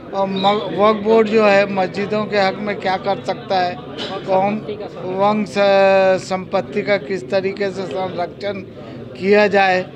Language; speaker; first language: Hindi; native; Hindi